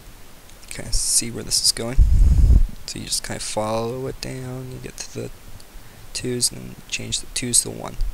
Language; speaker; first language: English; native; English